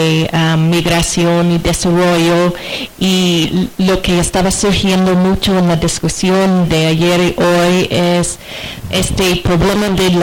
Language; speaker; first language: Spanish; non-native, fluent; English